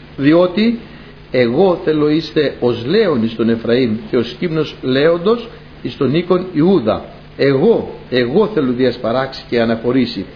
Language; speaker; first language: Greek; native; Greek